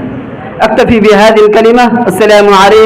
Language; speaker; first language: Arabic; non-native, learner; Bangla